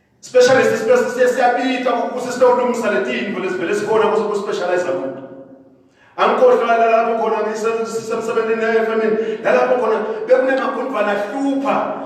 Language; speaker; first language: Zulu; non-native, local second language; Swati